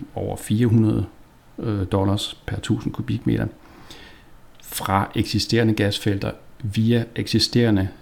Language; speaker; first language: Danish; native; Danish